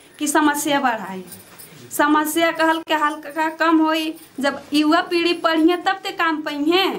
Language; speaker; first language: Bhojpuri; native; Bhojpuri